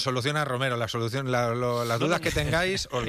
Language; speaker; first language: Spanish; native; Spanish